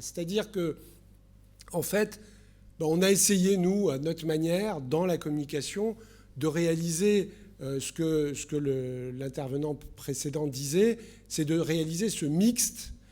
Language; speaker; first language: French; native; French